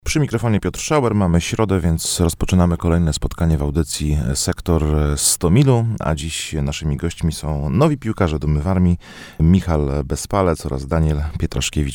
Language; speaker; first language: Polish; native; Polish